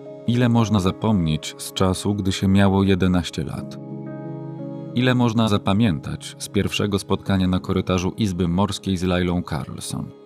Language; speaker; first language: Polish; native; Polish